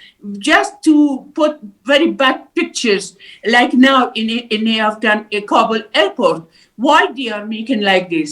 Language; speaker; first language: English; non-native, learner; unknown